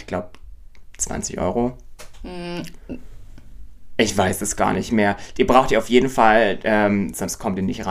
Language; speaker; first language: German; native; German